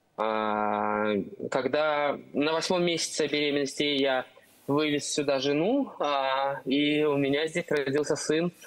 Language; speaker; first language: Russian; native; Russian